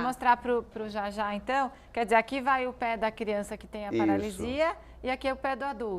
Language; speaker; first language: Portuguese; native; Portuguese